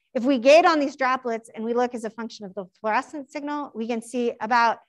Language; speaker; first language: English; native; English